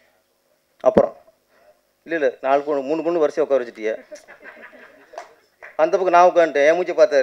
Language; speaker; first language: Tamil; native; Tamil